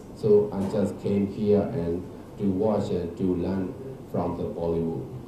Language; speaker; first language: English; non-native, learner; Burmese